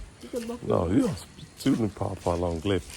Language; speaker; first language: French; non-native, learner; English